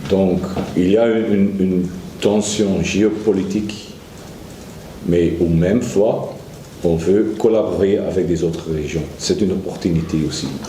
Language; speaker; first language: French; non-native, learner; Dutch